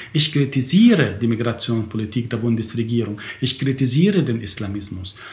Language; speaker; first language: German; non-native, fluent; Arabic